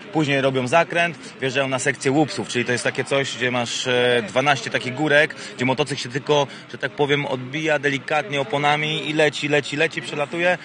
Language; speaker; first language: Polish; native; Polish